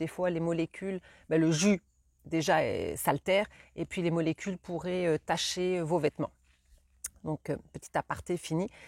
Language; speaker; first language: French; native; French